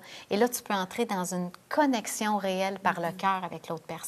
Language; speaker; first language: French; native; French